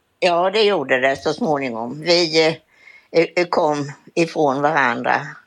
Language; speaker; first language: Swedish; native; Swedish